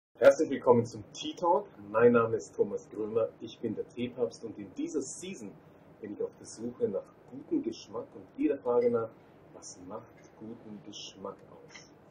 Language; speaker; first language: German; native; German